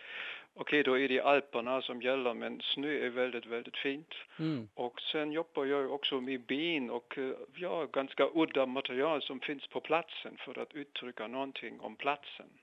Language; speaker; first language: Swedish; non-native, fluent; German